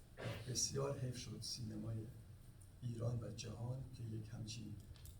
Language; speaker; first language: Persian; native; Persian